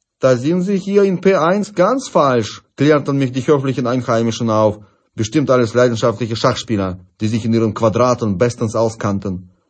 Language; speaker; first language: German; non-native, fluent; Russian